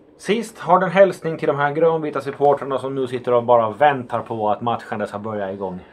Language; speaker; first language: Swedish; native; Swedish